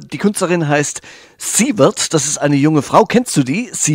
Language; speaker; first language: German; native; German